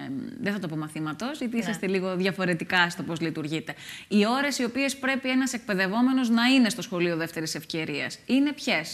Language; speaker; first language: Greek; native; Greek